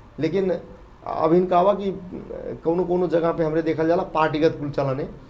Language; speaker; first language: Bhojpuri; non-native, local second language; Dangaura Tharu